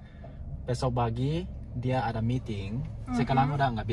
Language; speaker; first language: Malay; non-native, learner; Cantonese